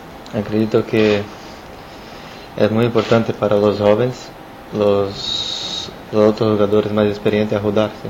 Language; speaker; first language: Spanish; non-native, learner; Portuguese